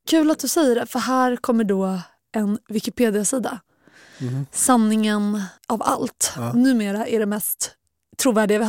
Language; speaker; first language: Swedish; native; Swedish